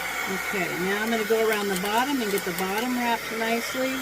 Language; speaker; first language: English; native; English